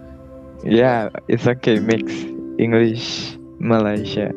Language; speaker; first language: English; non-native, learner; Indonesian